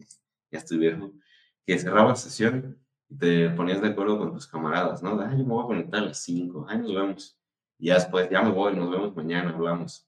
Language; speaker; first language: Spanish; native; Spanish